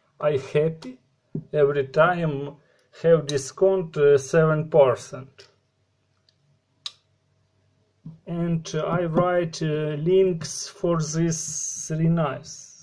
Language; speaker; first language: English; non-native, learner; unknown